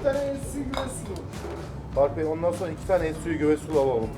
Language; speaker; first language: Turkish; native; Turkish